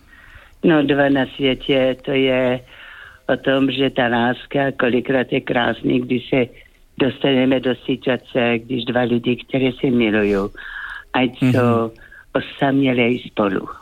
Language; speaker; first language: Czech; non-native, fluent; French